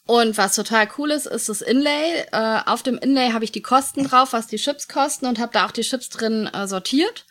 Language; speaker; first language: German; native; German